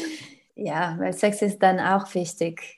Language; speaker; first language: German; non-native, learner; French